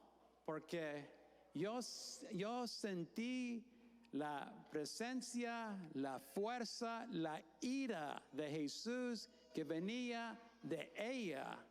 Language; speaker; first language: Spanish; non-native, fluent; English